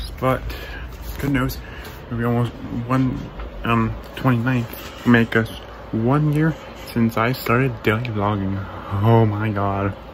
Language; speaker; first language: English; native; English